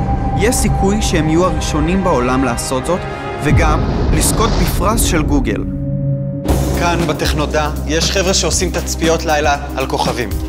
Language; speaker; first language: Hebrew; native; Hebrew